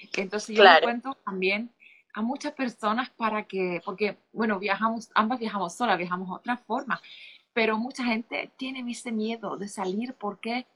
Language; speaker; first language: Spanish; non-native, fluent; Polish